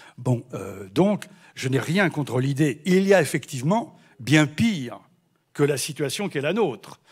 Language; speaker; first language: French; native; French